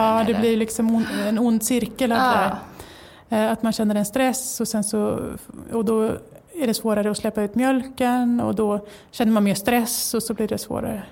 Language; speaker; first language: Swedish; native; Swedish